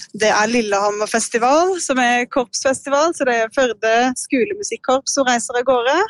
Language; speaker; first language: Norwegian; native; Norwegian